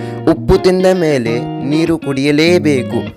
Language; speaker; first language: Kannada; native; Kannada